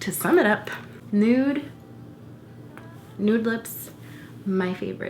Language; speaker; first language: English; native; English